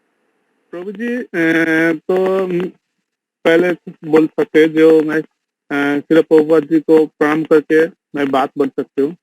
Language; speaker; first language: Hindi; non-native, local second language; Bangla